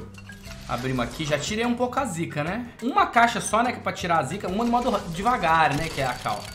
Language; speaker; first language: Portuguese; native; Portuguese